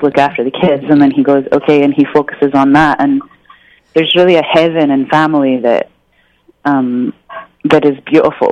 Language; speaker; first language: English; native; English